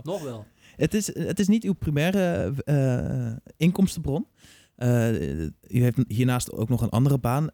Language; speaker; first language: Dutch; native; Dutch